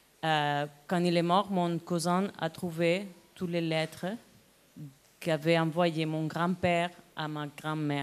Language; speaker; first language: French; non-native, learner; Spanish